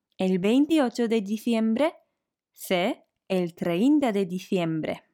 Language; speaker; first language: Spanish; non-native, fluent; Polish